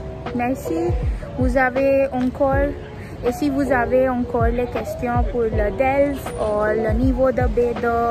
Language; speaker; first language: French; non-native, fluent; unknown